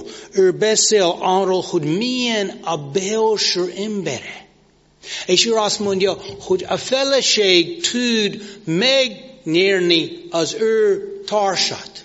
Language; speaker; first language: Hungarian; non-native, fluent; English